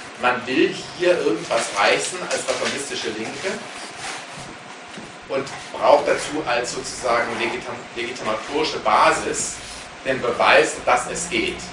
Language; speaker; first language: German; native; German